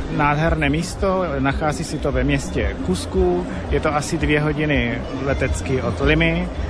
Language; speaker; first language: Czech; non-native, fluent; Spanish